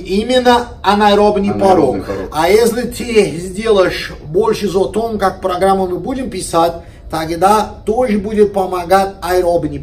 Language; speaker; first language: Russian; non-native, fluent; Portuguese